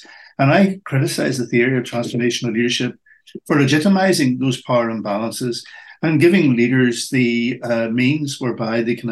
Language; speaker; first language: English; native; English